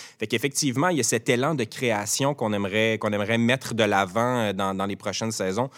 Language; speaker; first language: French; native; French